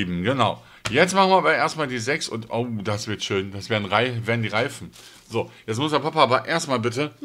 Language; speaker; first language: German; native; German